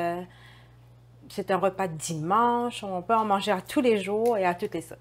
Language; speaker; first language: French; non-native, local second language; Morisyen